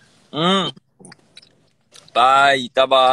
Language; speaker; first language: Korean; native; Korean